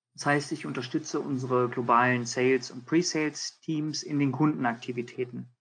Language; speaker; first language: German; early bilingual, heritage; German